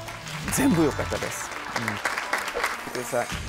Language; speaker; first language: Japanese; non-native, fluent; Korean